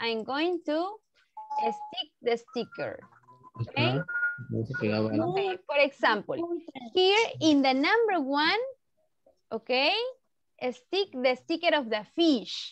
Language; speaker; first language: English; non-native, learner; Spanish